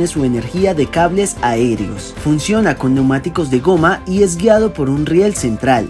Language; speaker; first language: Spanish; native; Spanish